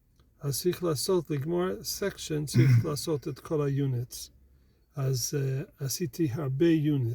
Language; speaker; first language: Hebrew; non-native, learner; English